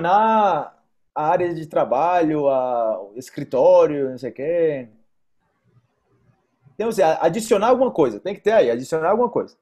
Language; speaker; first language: Portuguese; native; Portuguese